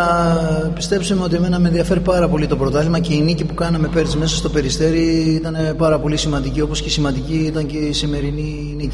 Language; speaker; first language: Greek; native; Greek